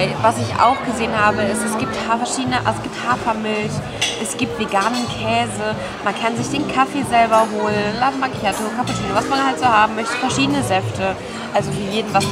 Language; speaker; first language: German; native; German